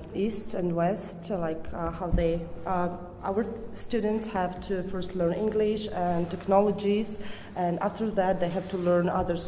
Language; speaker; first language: English; non-native, fluent; Georgian